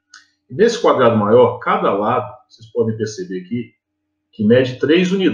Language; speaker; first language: Portuguese; native; Portuguese